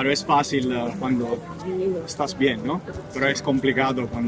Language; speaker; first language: Spanish; non-native, learner; Italian